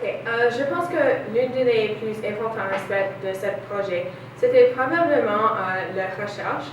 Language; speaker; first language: French; non-native, learner; English